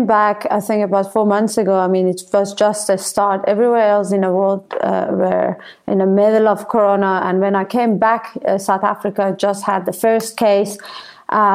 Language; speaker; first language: English; non-native, fluent; Persian